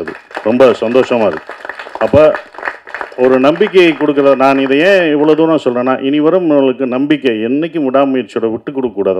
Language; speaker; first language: Tamil; native; Tamil